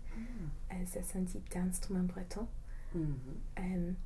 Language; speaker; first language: French; non-native, fluent; English